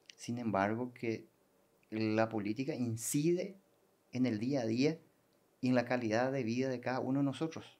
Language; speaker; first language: Spanish; native; Spanish